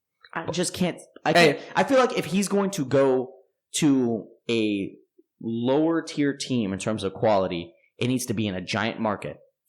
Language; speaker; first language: English; native; English